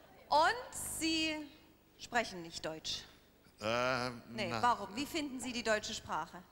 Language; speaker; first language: German; native; German